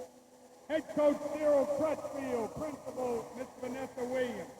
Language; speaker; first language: English; native; English